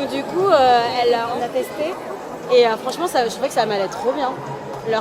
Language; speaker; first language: French; native; French